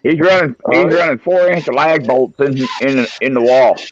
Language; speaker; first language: English; native; English